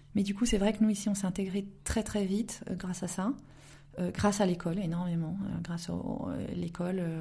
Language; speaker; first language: French; native; French